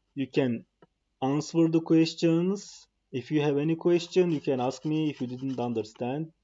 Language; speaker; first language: English; non-native, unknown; Turkish